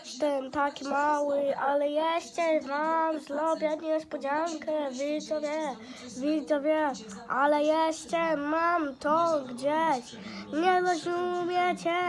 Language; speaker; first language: Polish; non-native, learner; English